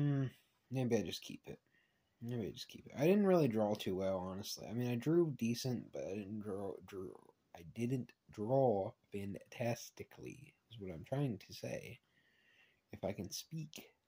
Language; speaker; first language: English; native; English